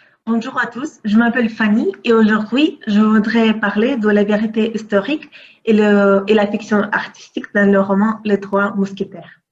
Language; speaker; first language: French; non-native, learner; Russian